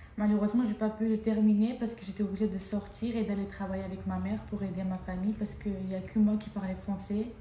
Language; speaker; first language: French; non-native, fluent; Armenian